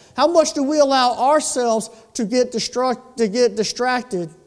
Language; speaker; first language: English; native; English